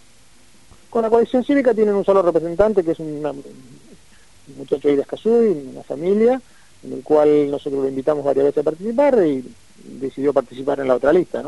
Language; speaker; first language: Spanish; native; Spanish